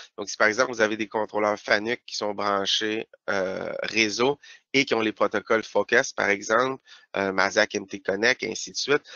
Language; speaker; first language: French; native; French